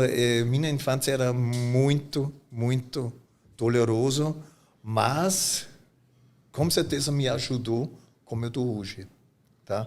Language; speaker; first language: Portuguese; non-native, fluent; German